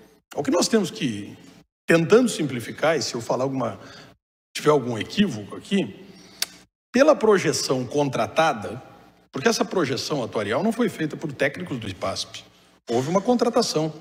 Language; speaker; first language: Portuguese; native; Portuguese